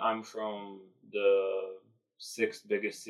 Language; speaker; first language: English; non-native, fluent; Romanian